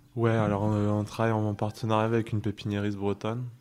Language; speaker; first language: French; native; French